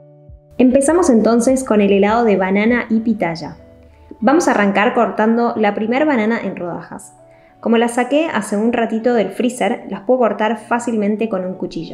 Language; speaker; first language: Spanish; native; Spanish